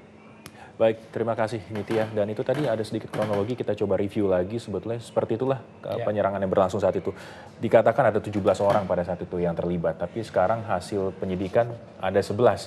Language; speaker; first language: Indonesian; native; Indonesian